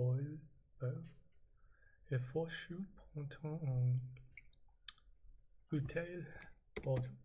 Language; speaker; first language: French; non-native, learner; English